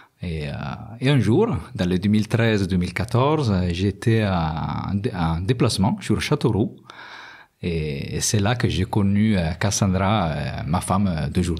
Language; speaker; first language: French; non-native, fluent; Italian